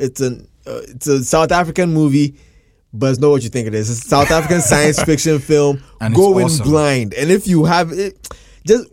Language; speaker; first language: English; non-native, local second language; Akan